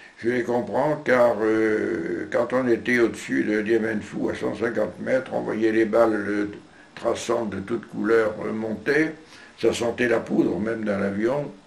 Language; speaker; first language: French; native; French